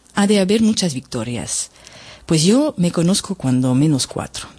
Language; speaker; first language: Spanish; native; Spanish